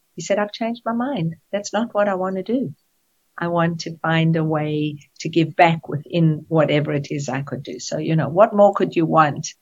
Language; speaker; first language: English; native; English